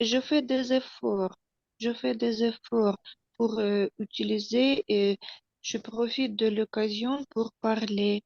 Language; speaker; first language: French; non-native, learner; Russian